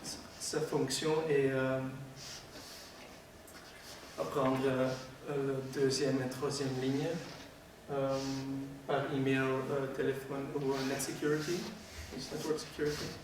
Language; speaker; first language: French; non-native, learner; Dutch